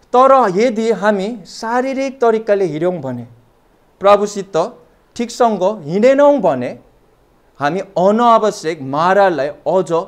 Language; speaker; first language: Nepali; non-native, fluent; Korean